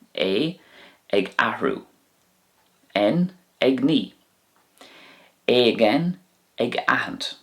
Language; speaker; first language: Irish; non-native, local second language; English